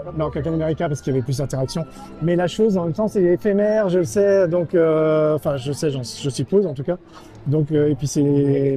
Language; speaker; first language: French; native; French